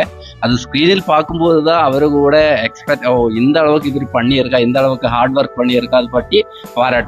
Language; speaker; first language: Tamil; non-native, learner; Malayalam